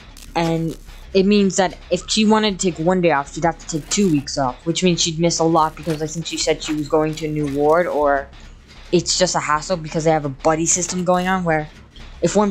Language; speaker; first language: English; native; English